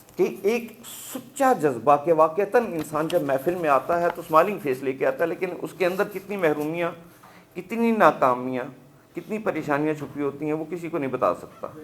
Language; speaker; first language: Urdu; non-native, local second language; Punjabi